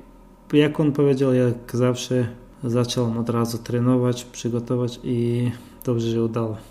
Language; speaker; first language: Polish; non-native, fluent; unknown